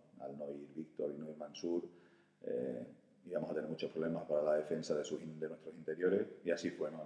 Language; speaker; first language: Spanish; native; Spanish